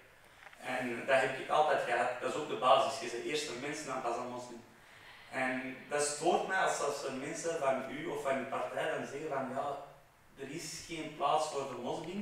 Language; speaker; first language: Dutch; non-native, fluent; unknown